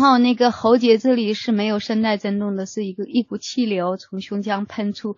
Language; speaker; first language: Chinese; native; Chinese